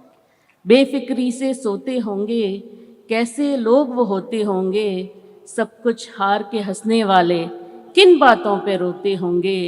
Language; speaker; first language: Hindi; native; Hindi